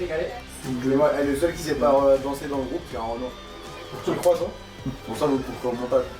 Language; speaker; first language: French; native; French